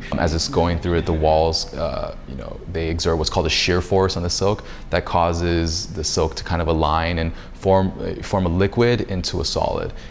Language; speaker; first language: English; native; English